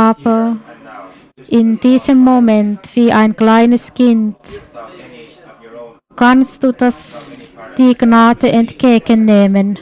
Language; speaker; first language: German; non-native, fluent; Swedish